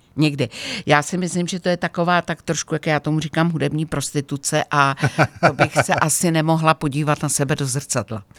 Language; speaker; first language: Czech; native; Czech